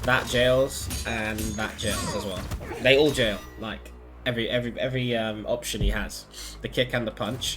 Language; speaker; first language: English; native; English